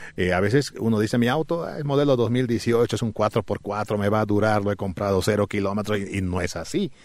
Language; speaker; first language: Spanish; native; Spanish